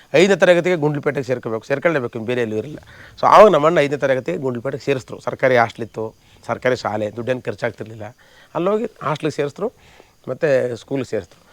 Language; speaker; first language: Kannada; native; Kannada